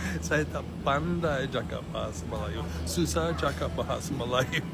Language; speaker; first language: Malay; non-native, learner; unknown